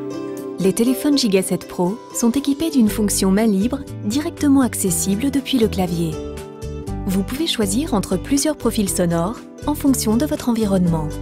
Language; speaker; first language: French; native; French